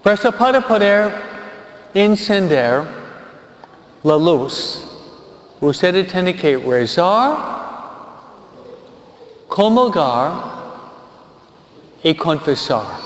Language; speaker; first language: Spanish; non-native, fluent; English